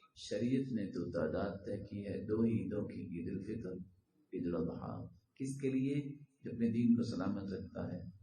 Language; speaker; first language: Urdu; non-native, local second language; Northern Hindko